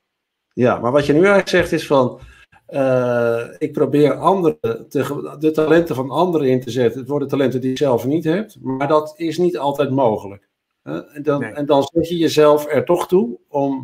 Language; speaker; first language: Dutch; native; Dutch